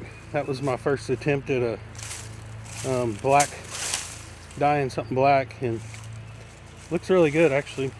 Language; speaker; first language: English; native; English